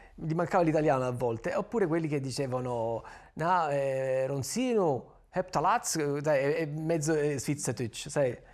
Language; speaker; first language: Italian; native; Italian